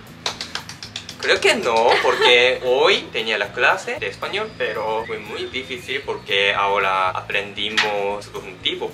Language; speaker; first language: Spanish; non-native, learner; Japanese